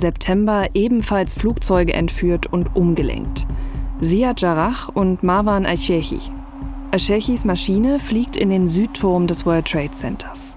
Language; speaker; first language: German; native; German